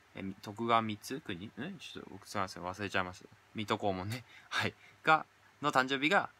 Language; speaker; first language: Japanese; native; Japanese